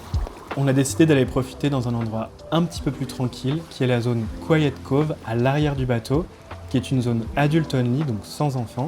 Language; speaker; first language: French; native; French